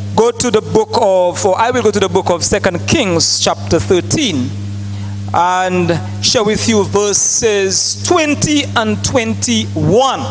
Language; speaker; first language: English; non-native, local second language; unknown